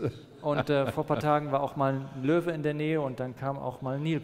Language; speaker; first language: German; non-native, fluent; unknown